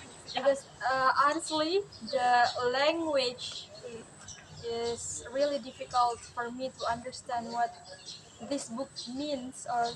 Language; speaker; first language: English; non-native, learner; Indonesian